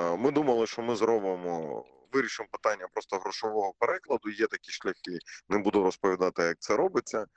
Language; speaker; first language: Ukrainian; non-native, local second language; Russian